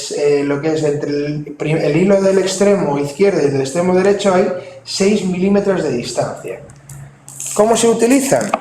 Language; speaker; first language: Spanish; native; Spanish